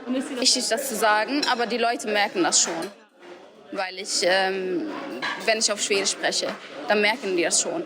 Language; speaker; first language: German; non-native, fluent; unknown